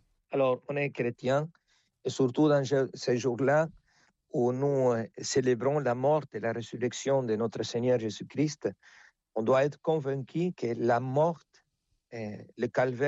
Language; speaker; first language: French; non-native, fluent; Spanish